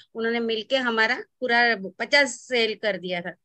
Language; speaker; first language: Hindi; non-native, local second language; Gujarati